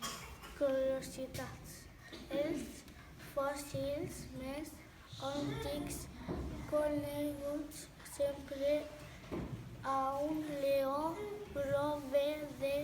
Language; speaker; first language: Catalan; non-native, local second language; Spanish